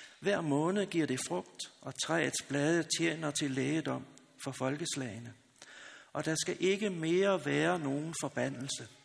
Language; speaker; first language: Danish; native; Danish